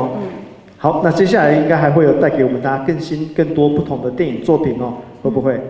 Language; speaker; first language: Chinese; native; Chinese